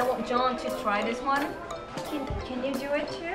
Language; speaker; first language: English; non-native, fluent; Japanese